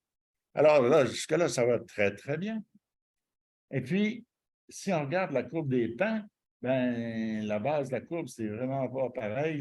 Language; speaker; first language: French; native; French